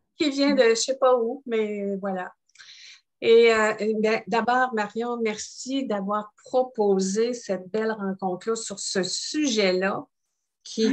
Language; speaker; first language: French; native; French